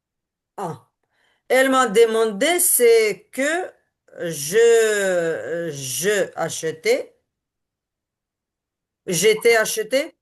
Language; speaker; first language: French; non-native, learner; Ukrainian